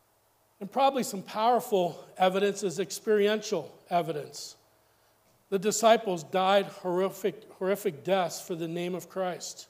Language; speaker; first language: English; native; English